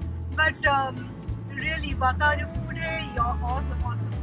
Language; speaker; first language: Hindi; non-native, local second language; Bangla